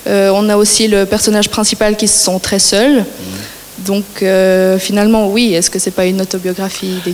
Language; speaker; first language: French; native; French